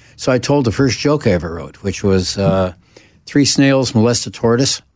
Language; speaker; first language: English; native; English